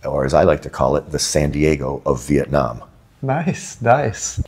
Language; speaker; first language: English; native; English